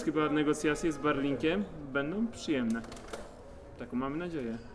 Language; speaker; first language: Polish; native; Polish